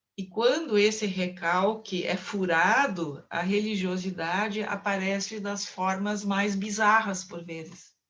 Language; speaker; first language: Portuguese; non-native, local second language; German